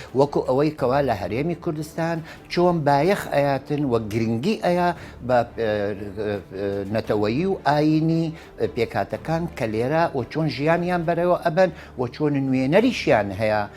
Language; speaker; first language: Central Kurdish; non-native, local second language; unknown